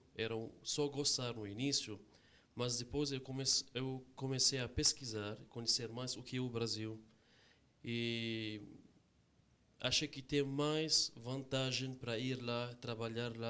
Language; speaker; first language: Portuguese; non-native, fluent; Arabic